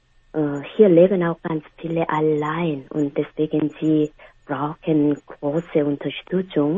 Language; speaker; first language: German; non-native, fluent; Korean